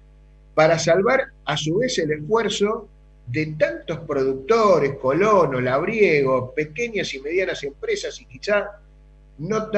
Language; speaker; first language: Spanish; native; Spanish